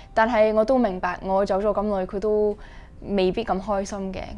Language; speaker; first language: Cantonese; early bilingual, heritage; Cantonese